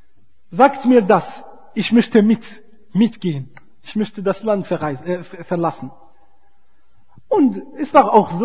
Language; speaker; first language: German; non-native, fluent; Arabic